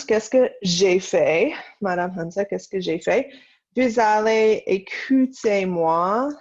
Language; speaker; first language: French; non-native, fluent; English